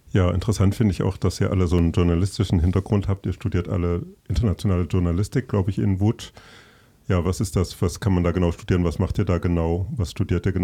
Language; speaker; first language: German; native; German